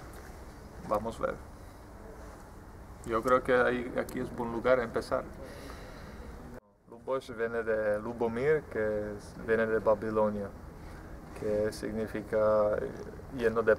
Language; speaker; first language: Spanish; non-native, fluent; Czech